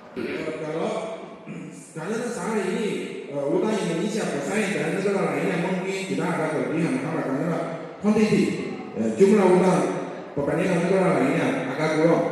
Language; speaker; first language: Indonesian; non-native, learner; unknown